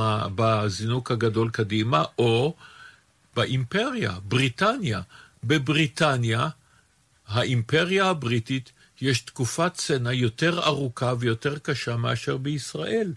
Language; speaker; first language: Hebrew; native; Hebrew